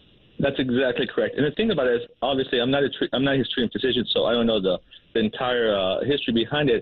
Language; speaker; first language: English; native; English